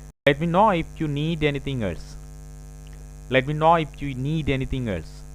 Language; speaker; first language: English; non-native, local second language; Tamil